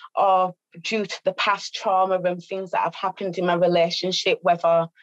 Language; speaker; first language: English; native; English